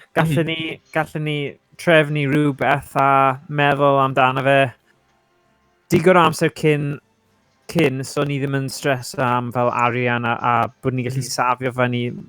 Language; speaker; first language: Welsh; non-native, local second language; English